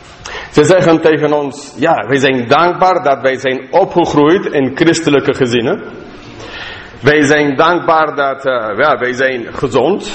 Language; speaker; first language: Dutch; non-native, fluent; English